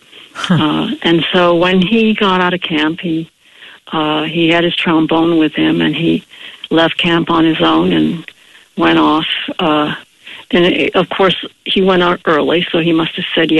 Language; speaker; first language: English; native; English